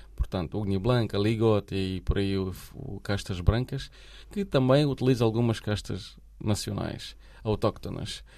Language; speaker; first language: Portuguese; non-native, fluent; Romanian